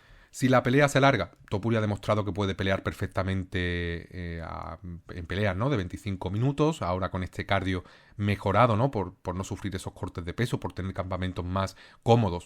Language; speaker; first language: Spanish; native; Spanish